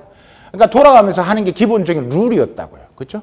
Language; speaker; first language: Korean; native; Korean